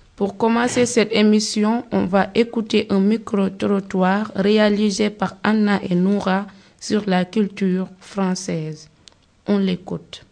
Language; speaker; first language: French; non-native, local second language; Wolof